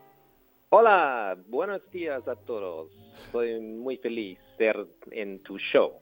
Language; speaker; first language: Spanish; non-native, learner; German